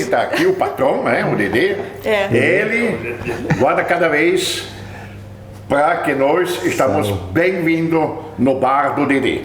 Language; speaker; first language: Portuguese; non-native, fluent; French